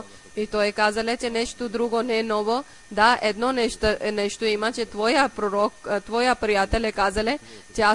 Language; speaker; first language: Bulgarian; non-native, learner; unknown